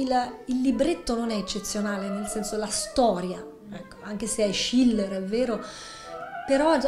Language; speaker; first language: Italian; native; Italian